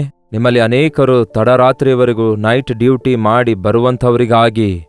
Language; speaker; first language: Kannada; native; Kannada